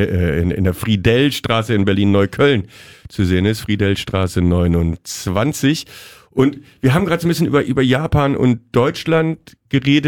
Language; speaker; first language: German; native; German